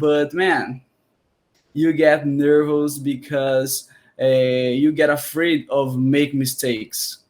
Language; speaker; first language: English; non-native, learner; Portuguese